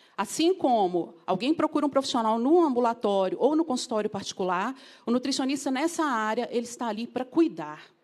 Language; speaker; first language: Portuguese; native; Portuguese